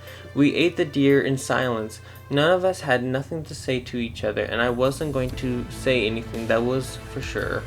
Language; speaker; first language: English; native; English